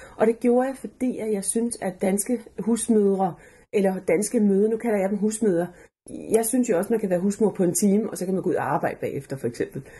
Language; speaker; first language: Danish; native; Danish